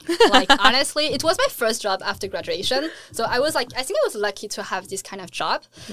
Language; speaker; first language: English; non-native, fluent; French